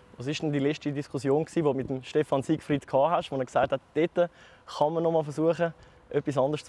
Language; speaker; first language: German; native; German